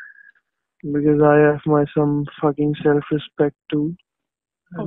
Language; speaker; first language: English; non-native, local second language; Hindi